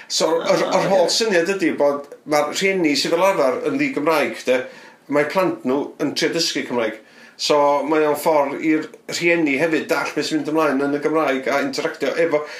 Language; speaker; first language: Welsh; native; Welsh